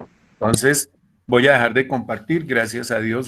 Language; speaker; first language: Spanish; native; Spanish